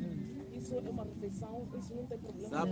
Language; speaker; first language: Portuguese; non-native, local second language; Lingala